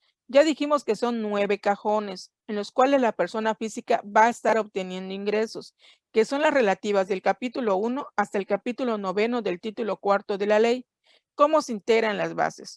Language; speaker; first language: Spanish; native; Spanish